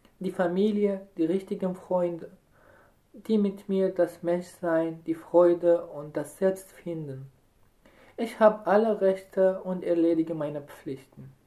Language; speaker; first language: German; non-native, fluent; Arabic